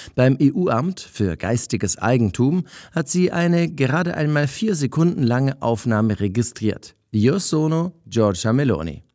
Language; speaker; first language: German; native; German